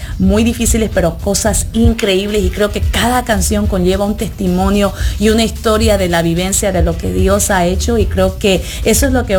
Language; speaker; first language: Spanish; early bilingual, heritage; Spanish